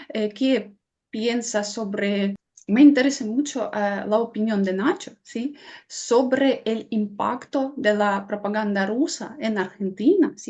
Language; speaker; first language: Spanish; non-native, fluent; Ukrainian